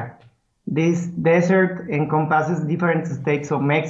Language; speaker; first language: English; non-native, fluent; Spanish